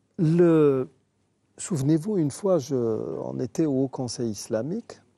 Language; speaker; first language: French; non-native, local second language; Arabic